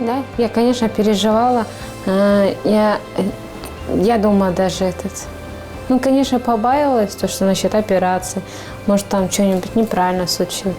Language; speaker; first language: Russian; non-native, local second language; Kazakh